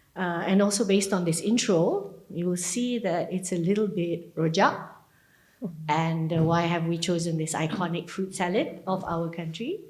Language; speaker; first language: English; non-native, local second language; Malay